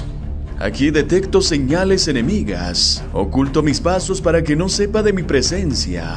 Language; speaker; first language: Spanish; native; Spanish